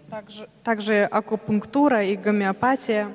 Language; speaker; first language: Russian; native; Russian